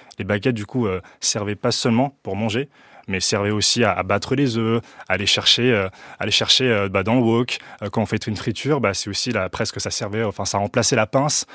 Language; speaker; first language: French; early bilingual, other home language; Chinese